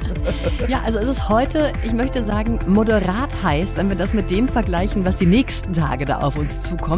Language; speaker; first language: German; native; German